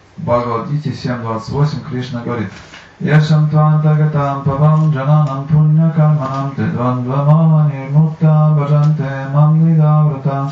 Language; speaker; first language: Russian; native; Russian